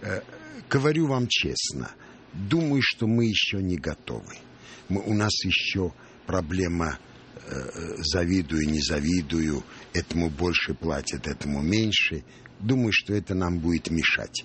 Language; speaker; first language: Russian; non-native, local second language; Armenian